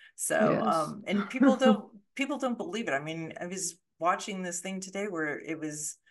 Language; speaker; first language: English; native; English